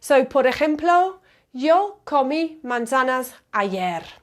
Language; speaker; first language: Spanish; non-native, fluent; English